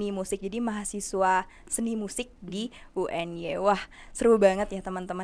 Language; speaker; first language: Indonesian; native; Indonesian